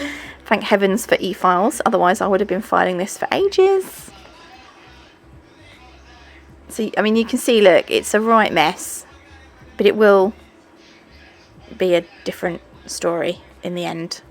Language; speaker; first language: English; native; English